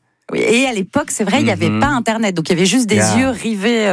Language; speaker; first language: French; native; French